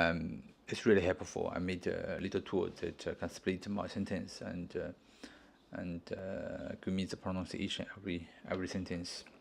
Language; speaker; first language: English; non-native, learner; Chinese